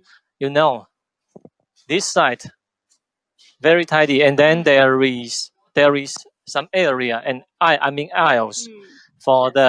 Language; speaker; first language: English; non-native, fluent; Chinese